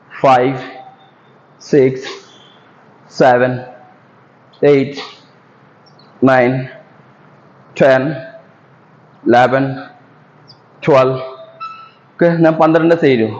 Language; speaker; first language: Malayalam; non-native, learner; Assamese